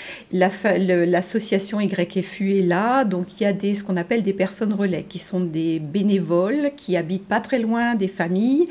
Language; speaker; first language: French; native; French